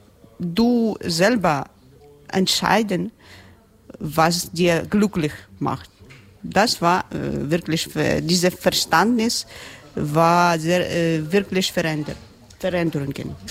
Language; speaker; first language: German; non-native, learner; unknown